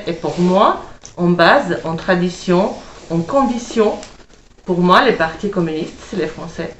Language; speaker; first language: French; non-native, fluent; Albanian